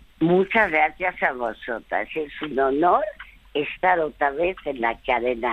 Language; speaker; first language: Spanish; early bilingual, other home language; French